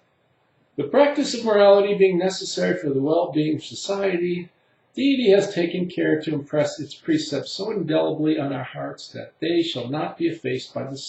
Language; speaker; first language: English; native; English